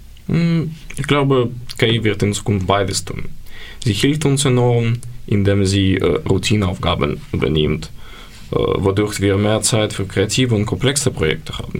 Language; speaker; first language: German; non-native, learner; Ukrainian